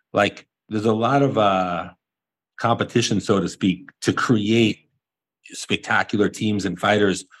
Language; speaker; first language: English; native; English